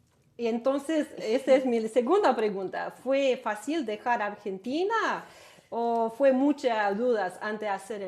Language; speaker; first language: Spanish; non-native, learner; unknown